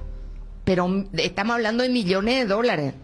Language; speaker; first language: Spanish; native; Spanish